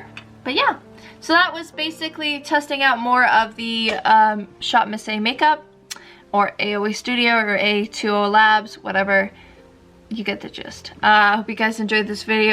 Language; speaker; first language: English; native; English